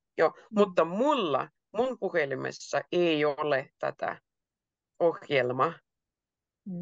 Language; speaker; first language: Finnish; native; Finnish